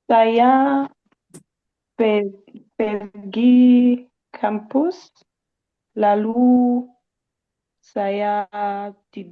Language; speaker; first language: Indonesian; non-native, learner; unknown